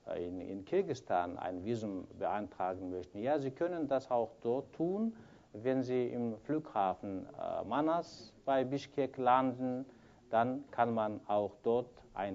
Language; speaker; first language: German; non-native, fluent; Kyrgyz